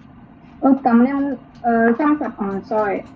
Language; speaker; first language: Cantonese; non-native, learner; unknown